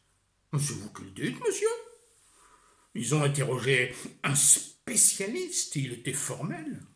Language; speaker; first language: French; native; French